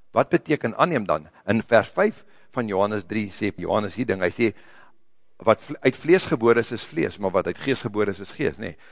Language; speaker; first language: Afrikaans; native; Afrikaans